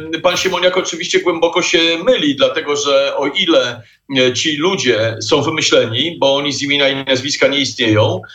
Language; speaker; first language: Polish; native; Polish